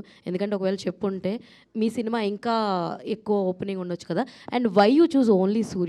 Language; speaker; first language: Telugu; native; Telugu